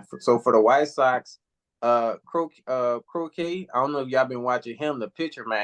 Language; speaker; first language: English; native; English